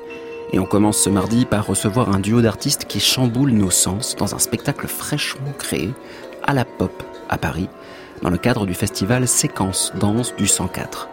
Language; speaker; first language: French; native; French